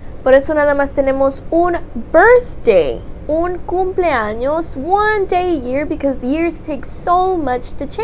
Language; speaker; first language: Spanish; early bilingual, heritage; Spanish